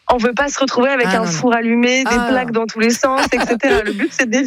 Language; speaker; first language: French; native; French